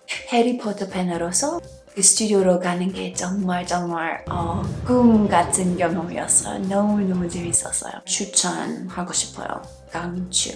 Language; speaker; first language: Korean; non-native, fluent; English